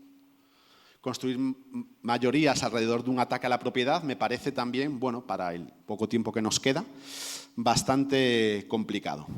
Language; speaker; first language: Spanish; native; Spanish